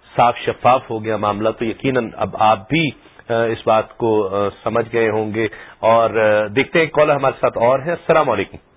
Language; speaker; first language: Urdu; native; Urdu